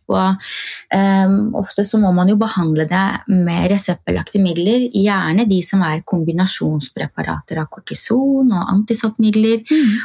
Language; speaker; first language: Norwegian; early bilingual, other home language; Arabic